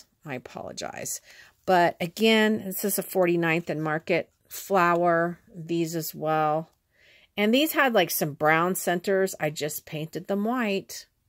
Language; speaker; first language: English; native; English